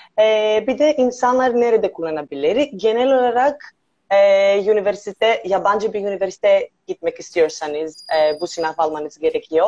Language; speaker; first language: Turkish; non-native, learner; Greek